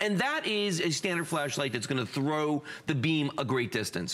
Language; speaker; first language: English; native; English